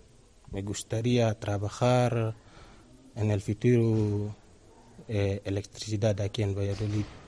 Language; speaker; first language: Spanish; non-native, learner; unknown